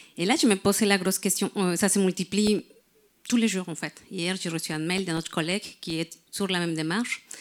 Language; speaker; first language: French; non-native, fluent; Spanish